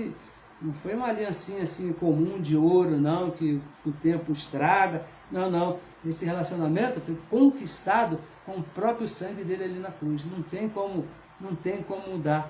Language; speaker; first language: Portuguese; native; Portuguese